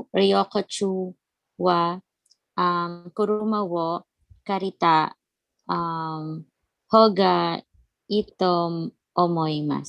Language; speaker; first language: Japanese; non-native, learner; Filipino